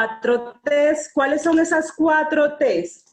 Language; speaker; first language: Spanish; native; Spanish